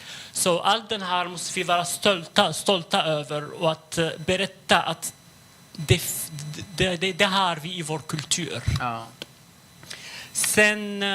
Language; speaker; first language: Swedish; non-native, fluent; Arabic